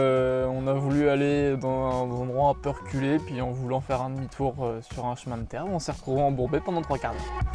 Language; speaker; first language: French; native; French